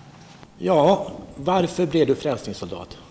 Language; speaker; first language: Swedish; native; Swedish